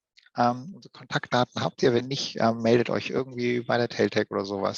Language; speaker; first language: German; native; German